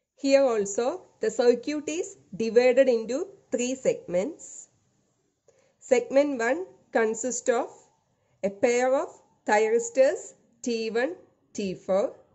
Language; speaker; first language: English; non-native, local second language; Malayalam